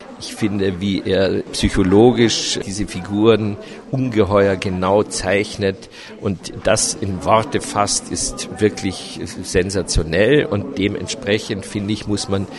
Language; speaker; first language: German; native; German